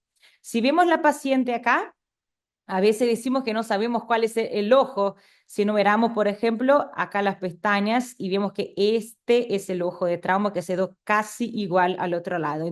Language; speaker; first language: Spanish; non-native, fluent; Portuguese